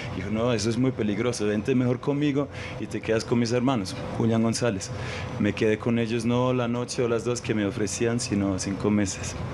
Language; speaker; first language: Spanish; non-native, fluent; German